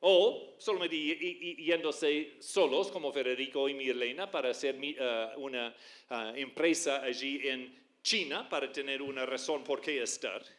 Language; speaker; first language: Spanish; non-native, fluent; English